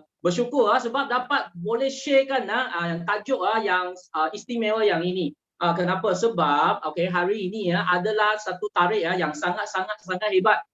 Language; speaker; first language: Malay; early bilingual, other home language; Chinese